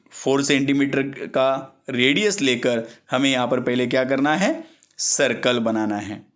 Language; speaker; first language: Hindi; non-native, local second language; Marathi